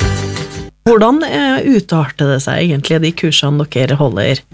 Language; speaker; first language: Norwegian; native; Norwegian